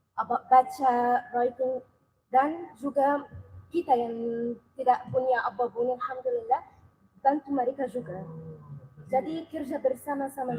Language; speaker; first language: Indonesian; non-native, learner; Arabic